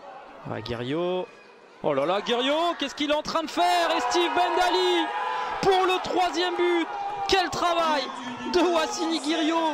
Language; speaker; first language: French; native; French